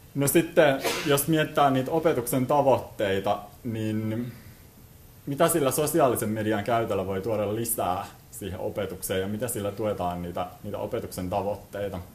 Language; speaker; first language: Finnish; native; Finnish